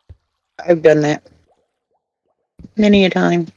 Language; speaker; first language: English; native; English